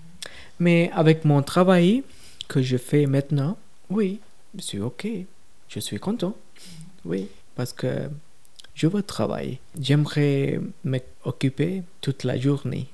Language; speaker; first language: French; non-native, fluent; Tamil